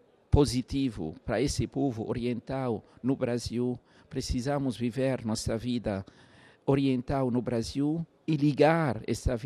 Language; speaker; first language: Portuguese; non-native, fluent; Arabic